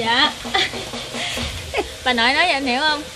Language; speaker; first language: Vietnamese; native; Vietnamese